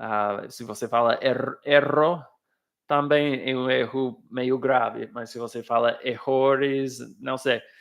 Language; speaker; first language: Portuguese; non-native, fluent; English